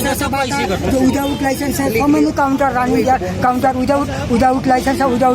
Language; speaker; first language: Hindi; non-native, local second language; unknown